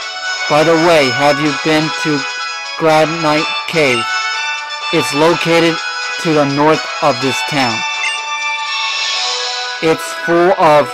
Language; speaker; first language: English; native; English